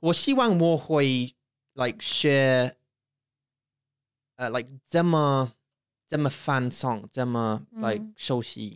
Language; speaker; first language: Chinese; non-native, learner; English